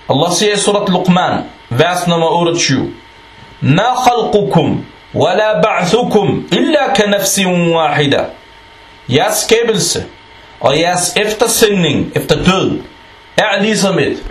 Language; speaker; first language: Danish; non-native, fluent; Arabic